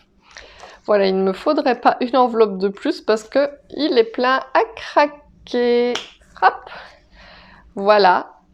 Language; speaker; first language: French; native; French